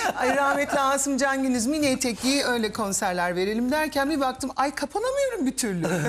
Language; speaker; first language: Turkish; early bilingual, heritage; Turkish